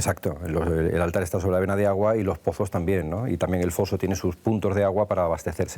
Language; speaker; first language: Spanish; native; Spanish